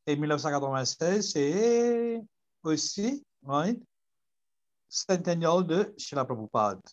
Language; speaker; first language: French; non-native, learner; Morisyen